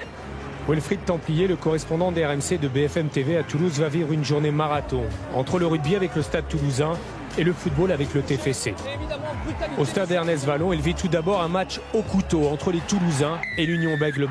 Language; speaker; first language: French; native; French